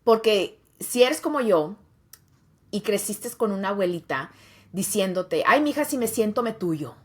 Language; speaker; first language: Spanish; early bilingual, heritage; Spanish